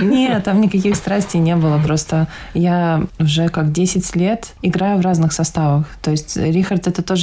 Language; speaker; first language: Russian; native; Russian